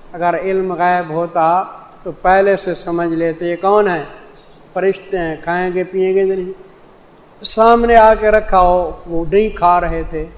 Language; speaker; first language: Urdu; non-native, local second language; Saraiki